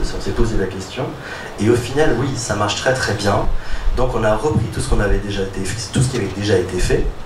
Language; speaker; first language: French; native; French